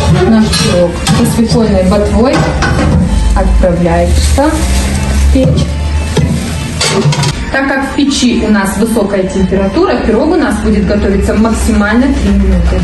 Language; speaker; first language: Russian; native; Russian